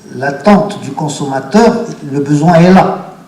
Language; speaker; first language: French; non-native, local second language; Arabic